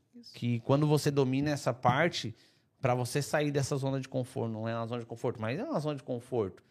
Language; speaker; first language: Portuguese; native; Portuguese